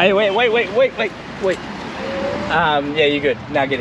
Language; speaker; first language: English; native; English